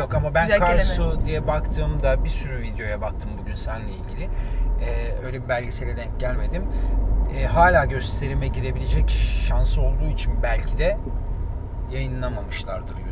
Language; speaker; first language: Turkish; native; Turkish